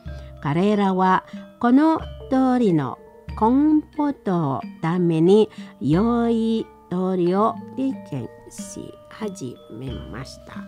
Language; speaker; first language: Japanese; non-native, learner; Indonesian